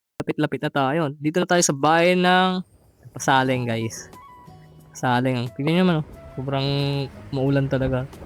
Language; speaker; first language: Filipino; non-native, local second language; Iloko